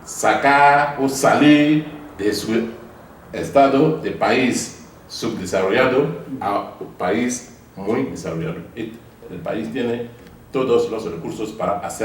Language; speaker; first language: Spanish; non-native, fluent; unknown